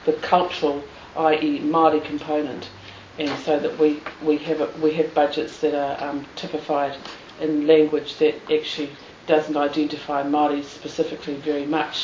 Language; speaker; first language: English; native; English